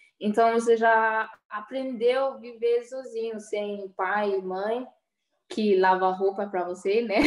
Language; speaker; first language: Portuguese; early bilingual, heritage; Portuguese